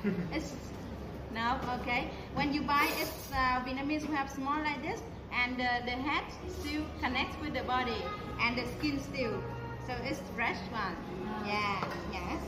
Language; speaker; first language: English; non-native, learner; Vietnamese